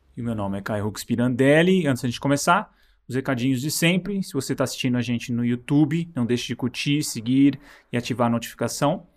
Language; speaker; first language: Portuguese; native; Portuguese